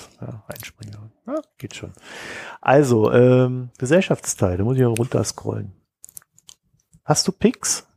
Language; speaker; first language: German; native; German